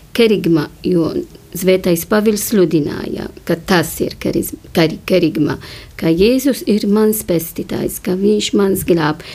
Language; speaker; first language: Latvian; non-native, learner; Maltese